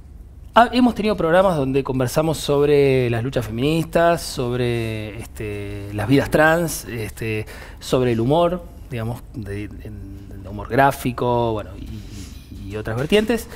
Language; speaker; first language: Spanish; native; Spanish